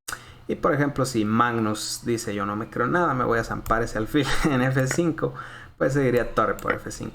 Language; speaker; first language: Spanish; native; Spanish